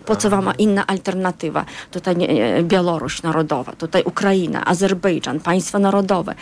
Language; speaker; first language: Polish; non-native, fluent; Azerbaijani